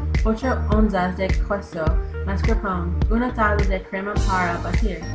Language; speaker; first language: Spanish; non-native, learner; English